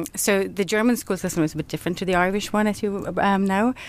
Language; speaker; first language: English; non-native, fluent; German